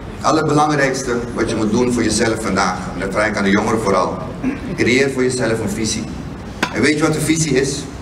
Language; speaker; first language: Dutch; native; Dutch